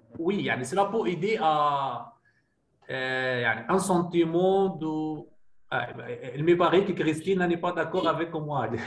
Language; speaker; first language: French; non-native, learner; Arabic